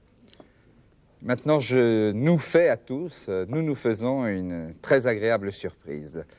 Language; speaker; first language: French; native; French